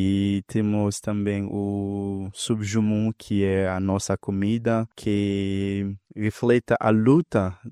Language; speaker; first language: Portuguese; non-native, fluent; Haitian Creole